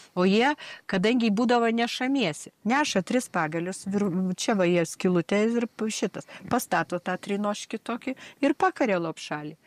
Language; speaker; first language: Lithuanian; native; Lithuanian